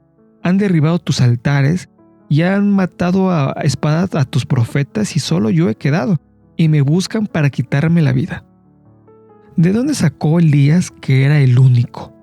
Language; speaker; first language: Spanish; native; Spanish